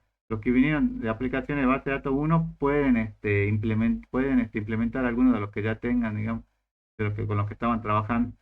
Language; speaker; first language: Spanish; native; Spanish